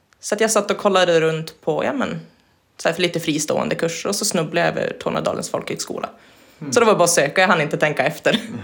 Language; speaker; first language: Swedish; native; Swedish